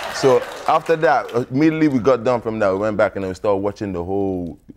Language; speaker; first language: English; non-native, local second language; Yoruba